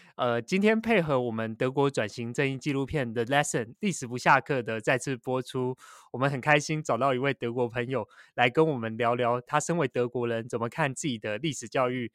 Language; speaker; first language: Chinese; native; Chinese